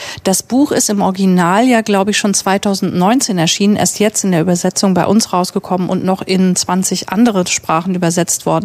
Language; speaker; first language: German; native; German